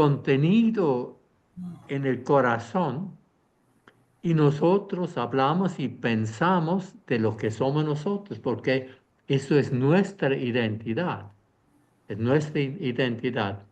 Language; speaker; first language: Spanish; non-native, fluent; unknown